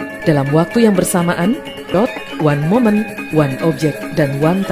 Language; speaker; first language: Indonesian; native; Indonesian